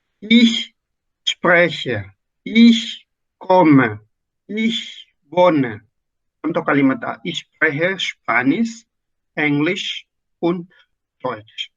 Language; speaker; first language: German; non-native, fluent; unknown